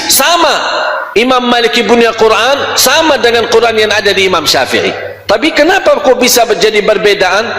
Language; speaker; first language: Malay; non-native, fluent; Arabic